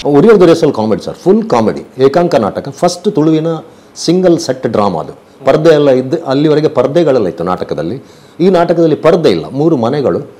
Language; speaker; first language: Kannada; non-native, local second language; Tulu